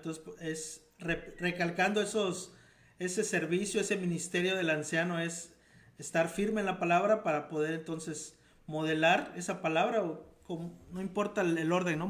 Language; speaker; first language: Spanish; native; Spanish